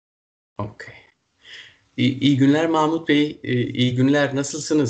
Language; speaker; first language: Turkish; native; Turkish